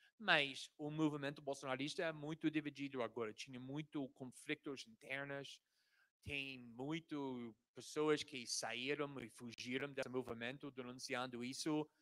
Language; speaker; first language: Portuguese; non-native, fluent; English